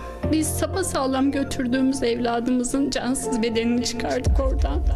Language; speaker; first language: Turkish; native; Turkish